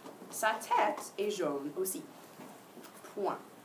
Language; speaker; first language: French; non-native, fluent; English